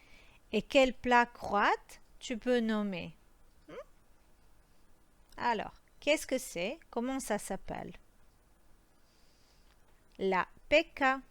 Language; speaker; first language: French; non-native, fluent; Croatian